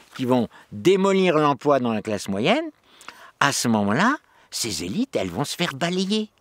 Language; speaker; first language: French; native; French